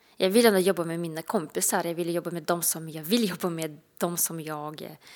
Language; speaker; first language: Swedish; non-native, fluent; Russian